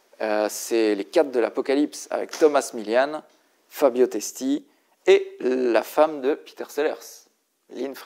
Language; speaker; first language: French; native; French